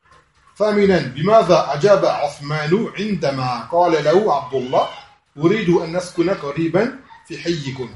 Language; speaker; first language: Arabic; non-native, fluent; French